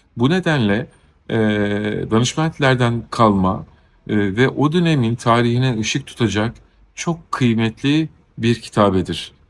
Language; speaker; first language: Turkish; native; Turkish